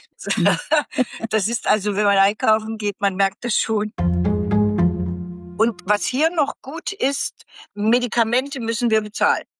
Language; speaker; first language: German; native; German